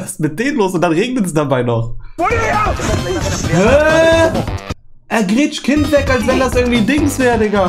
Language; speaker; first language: German; native; German